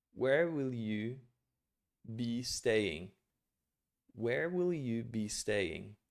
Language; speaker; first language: English; non-native, fluent; Portuguese